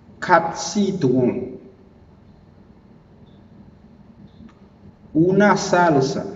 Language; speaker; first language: Spanish; non-native, fluent; Haitian Creole